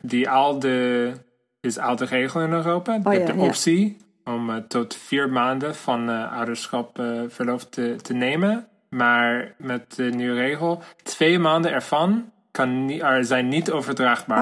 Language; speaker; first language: Dutch; non-native, learner; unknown